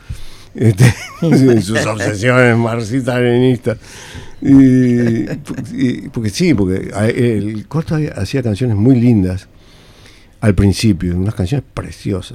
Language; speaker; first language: Spanish; native; Spanish